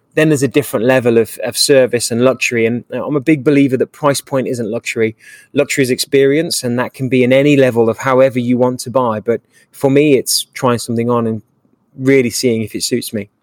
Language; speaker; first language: English; native; English